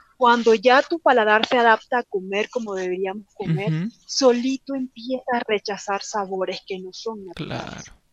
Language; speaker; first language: Spanish; native; Spanish